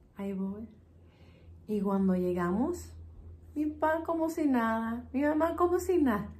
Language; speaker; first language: Spanish; early bilingual, heritage; Spanish